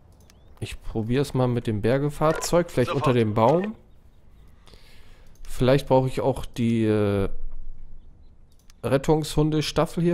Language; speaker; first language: German; native; German